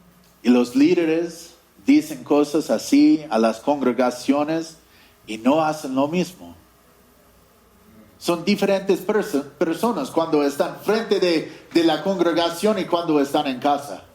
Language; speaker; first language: Spanish; non-native, fluent; English